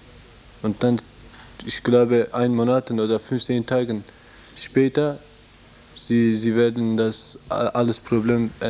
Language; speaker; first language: German; non-native, learner; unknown